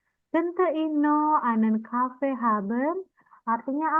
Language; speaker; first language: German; non-native, fluent; Indonesian